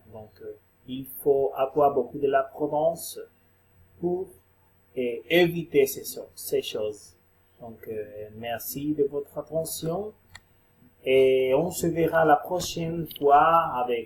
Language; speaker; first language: French; non-native, learner; Spanish